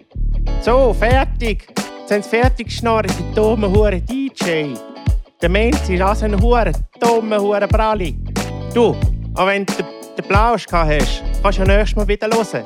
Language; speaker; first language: German; native; German